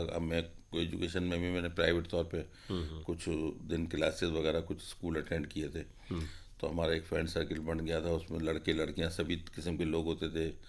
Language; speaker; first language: Hindi; native; Hindi